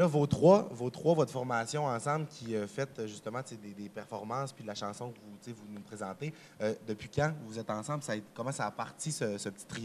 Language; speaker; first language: French; native; French